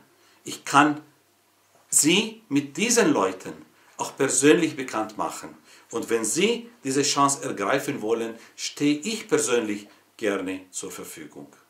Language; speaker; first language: German; non-native, fluent; Arabic